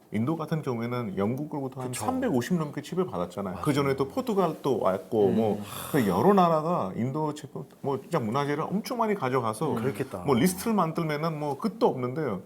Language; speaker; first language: Korean; non-native, fluent; Hindi